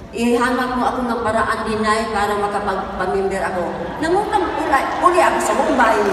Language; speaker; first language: Filipino; non-native, local second language; Cebuano